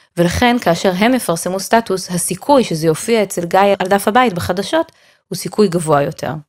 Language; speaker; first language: Hebrew; native; Hebrew